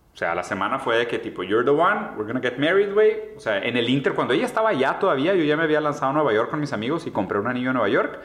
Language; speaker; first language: Spanish; early bilingual, other home language; Portuguese